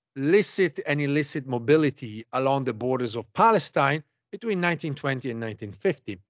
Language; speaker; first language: English; non-native, fluent; Italian